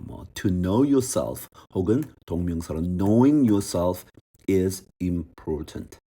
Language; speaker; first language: English; non-native, fluent; Korean